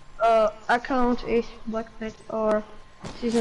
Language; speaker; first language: English; non-native, learner; Slovak